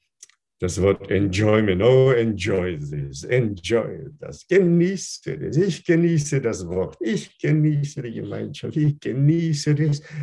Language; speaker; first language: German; non-native, fluent; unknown